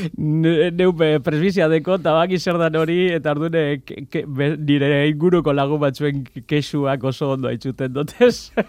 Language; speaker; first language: Basque; native; Basque